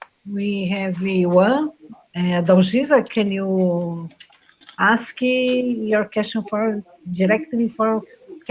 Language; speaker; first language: English; non-native, fluent; Portuguese